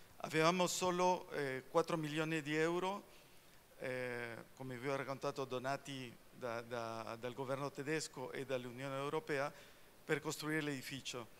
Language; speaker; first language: Italian; early bilingual, heritage; Spanish